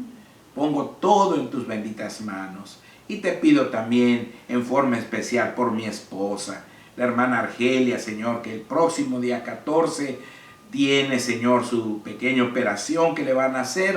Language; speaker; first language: Spanish; native; Spanish